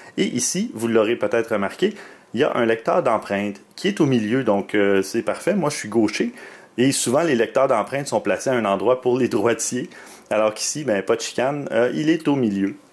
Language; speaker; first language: French; native; French